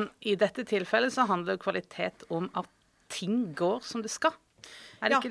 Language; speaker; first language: Norwegian; native; Norwegian